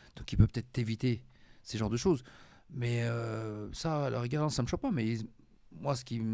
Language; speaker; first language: French; native; French